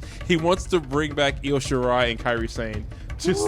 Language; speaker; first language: English; native; English